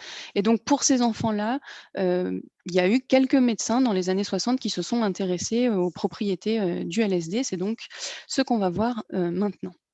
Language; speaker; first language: French; native; French